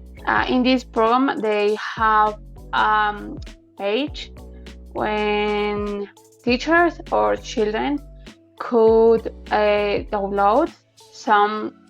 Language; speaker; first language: English; non-native, learner; Spanish